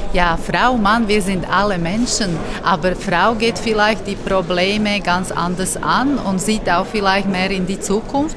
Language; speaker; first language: German; non-native, fluent; Slovak